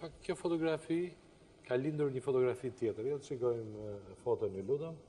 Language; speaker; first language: Albanian; native; Albanian